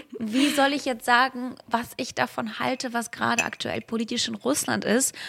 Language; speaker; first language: German; early bilingual, other home language; Russian